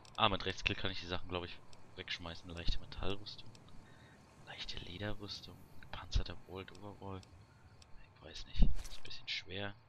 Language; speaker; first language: German; native; German